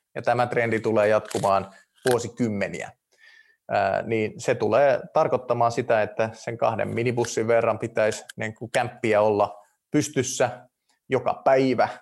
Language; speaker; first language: Finnish; native; Finnish